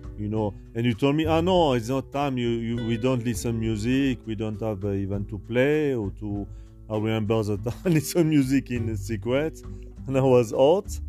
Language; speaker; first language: English; non-native, learner; French